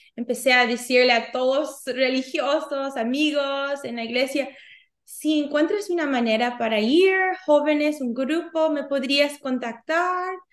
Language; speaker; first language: Spanish; early bilingual, heritage; Spanish